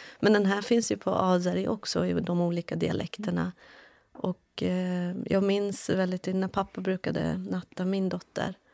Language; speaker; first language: Swedish; early bilingual, other home language; Kurdish